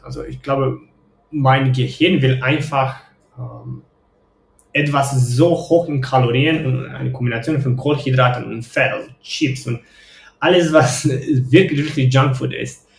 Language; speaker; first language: German; non-native, fluent; Romanian